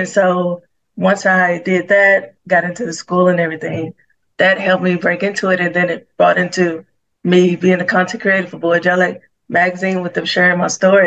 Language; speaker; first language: English; native; English